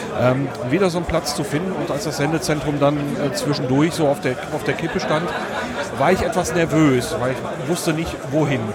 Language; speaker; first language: German; native; German